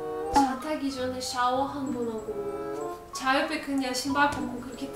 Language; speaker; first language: Korean; non-native, fluent; Russian